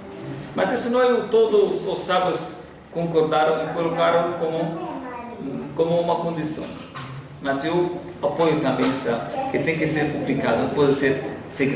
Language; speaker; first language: Portuguese; non-native, fluent; Arabic